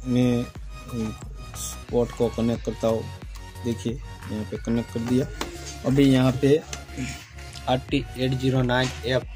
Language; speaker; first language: Hindi; non-native, local second language; Gujarati